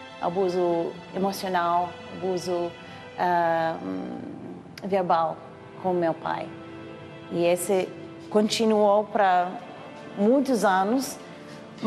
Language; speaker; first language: Portuguese; non-native, learner; English